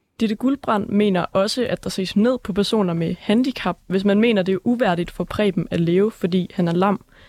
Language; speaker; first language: Danish; native; Danish